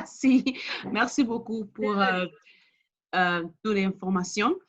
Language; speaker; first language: French; non-native, learner; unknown